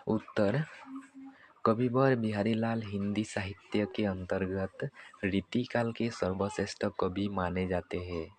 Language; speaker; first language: Hindi; non-native, local second language; Assamese